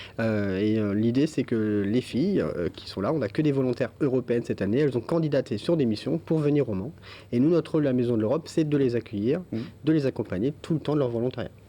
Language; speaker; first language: French; native; French